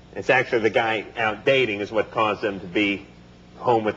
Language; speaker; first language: English; native; English